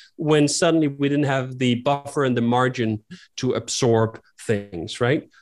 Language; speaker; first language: English; non-native, fluent; Danish